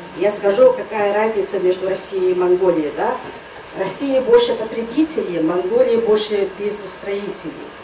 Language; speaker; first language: Russian; non-native, fluent; Mongolian